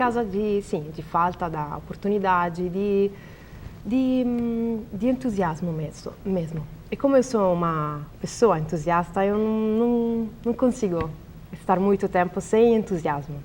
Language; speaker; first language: Portuguese; non-native, learner; Italian